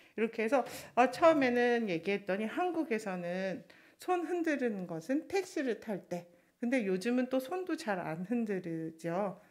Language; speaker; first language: Korean; non-native, fluent; Chinese